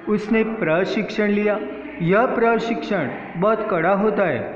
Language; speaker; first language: Hindi; non-native, local second language; Gujarati